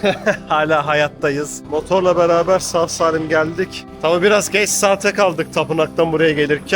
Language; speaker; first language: Turkish; native; Turkish